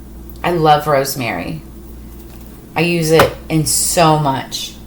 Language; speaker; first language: English; native; English